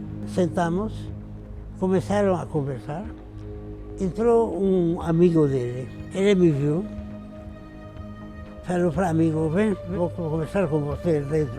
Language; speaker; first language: Portuguese; non-native, fluent; Arabic